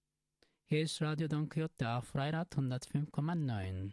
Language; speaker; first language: German; non-native, learner; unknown